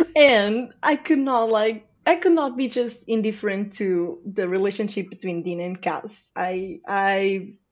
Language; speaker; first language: English; non-native, fluent; Portuguese